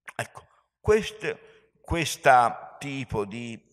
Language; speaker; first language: Italian; native; Italian